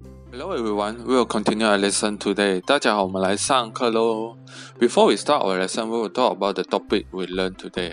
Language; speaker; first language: English; non-native, local second language; Chinese